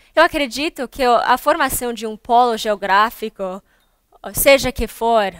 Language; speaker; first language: Portuguese; non-native, fluent; English